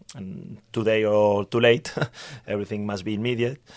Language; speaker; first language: English; non-native, fluent; Spanish